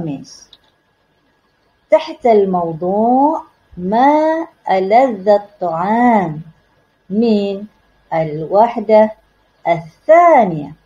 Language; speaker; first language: Arabic; non-native, learner; Malay